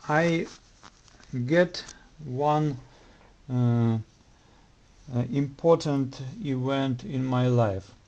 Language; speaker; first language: English; non-native, learner; Russian